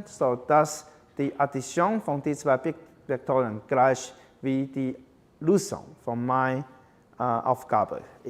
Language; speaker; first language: German; non-native, learner; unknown